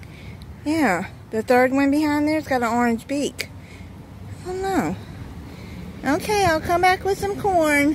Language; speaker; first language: English; native; English